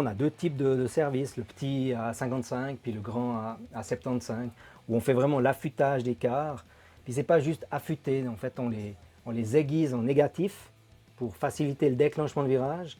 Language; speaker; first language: French; native; French